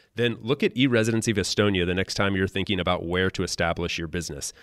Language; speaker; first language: English; native; English